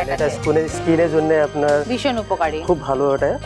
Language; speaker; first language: Bangla; non-native, local second language; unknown